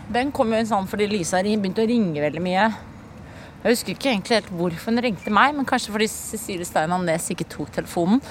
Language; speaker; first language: Norwegian; native; Norwegian